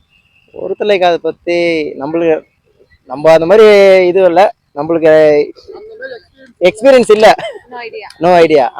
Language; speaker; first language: Tamil; native; Tamil